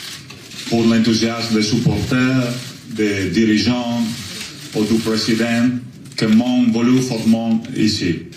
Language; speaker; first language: French; non-native, learner; Italian